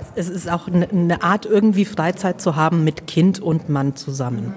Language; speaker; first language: German; native; German